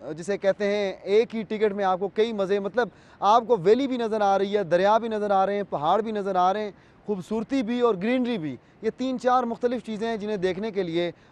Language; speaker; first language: Urdu; non-native, local second language; Pahari-Potwari